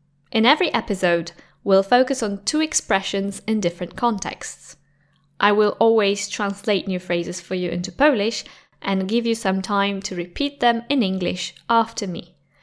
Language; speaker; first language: English; non-native, fluent; Polish